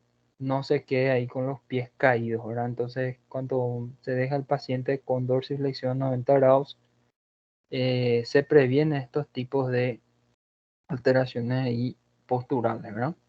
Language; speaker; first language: Spanish; non-native, fluent; Portuguese